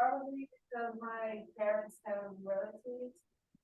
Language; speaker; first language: English; non-native, learner; Portuguese